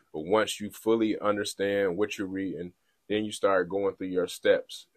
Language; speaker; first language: English; native; English